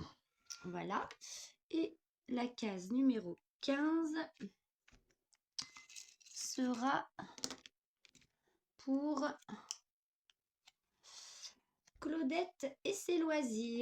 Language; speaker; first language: French; native; French